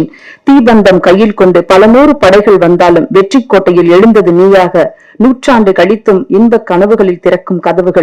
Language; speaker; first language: Tamil; native; Tamil